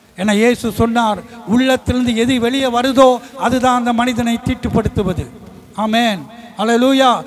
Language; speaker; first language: Tamil; early bilingual, heritage; Tamil